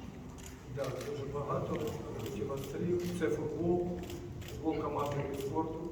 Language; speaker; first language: Ukrainian; non-native, local second language; Russian